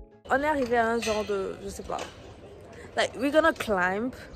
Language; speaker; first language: French; native; French